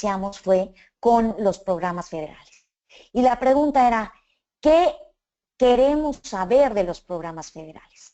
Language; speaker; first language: Spanish; native; Spanish